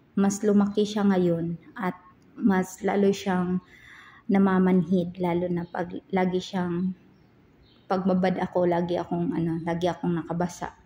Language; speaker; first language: Filipino; non-native, local second language; Cebuano